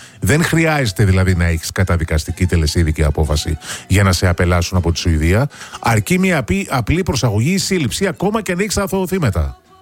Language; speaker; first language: Greek; native; Greek